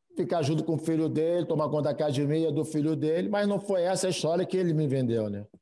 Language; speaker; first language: Portuguese; native; Portuguese